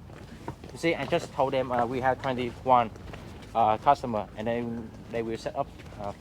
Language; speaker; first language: English; non-native, learner; Vietnamese